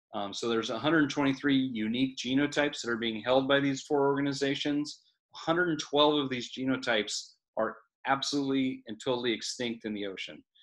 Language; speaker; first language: English; native; English